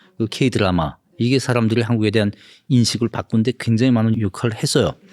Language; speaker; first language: Korean; native; Korean